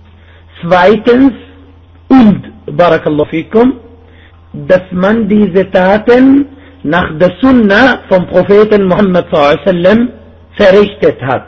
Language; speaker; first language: German; non-native, fluent; Arabic